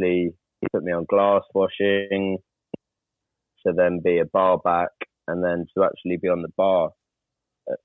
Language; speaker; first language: English; native; English